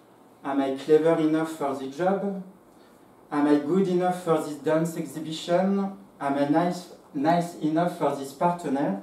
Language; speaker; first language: English; non-native, fluent; French